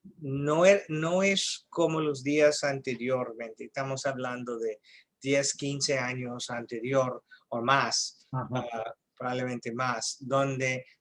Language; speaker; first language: Spanish; early bilingual, heritage; English